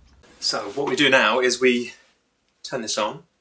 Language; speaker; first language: English; native; English